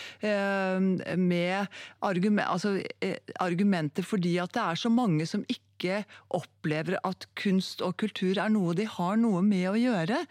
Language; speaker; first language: Norwegian; native; Norwegian